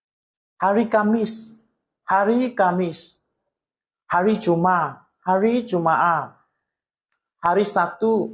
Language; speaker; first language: Indonesian; non-native, learner; Burmese